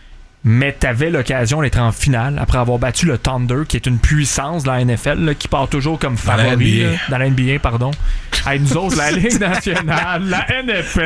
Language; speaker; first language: French; native; French